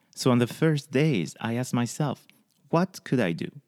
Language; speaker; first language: English; non-native, fluent; French